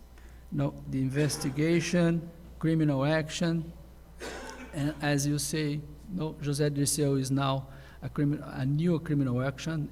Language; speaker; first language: English; non-native, learner; Portuguese